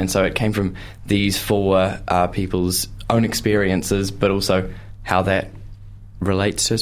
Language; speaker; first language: English; native; English